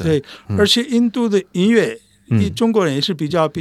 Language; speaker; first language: Chinese; non-native, fluent; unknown